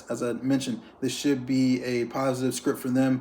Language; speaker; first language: English; native; English